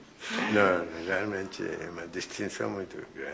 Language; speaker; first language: Portuguese; non-native, fluent; Sinhala